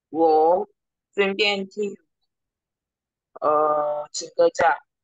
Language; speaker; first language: Chinese; non-native, learner; Thai